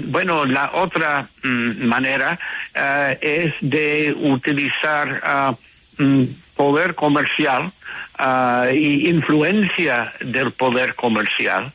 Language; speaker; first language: Spanish; non-native, fluent; English